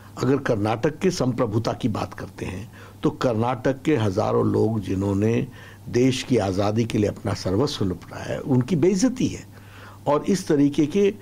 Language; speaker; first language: Hindi; native; Hindi